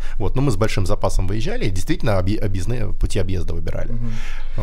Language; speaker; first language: Russian; native; Russian